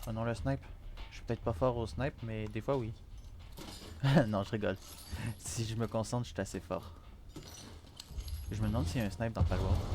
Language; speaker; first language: French; native; French